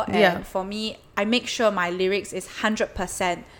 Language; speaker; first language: English; non-native, local second language; Chinese